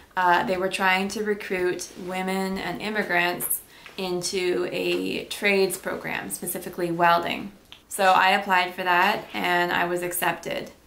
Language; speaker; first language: English; native; English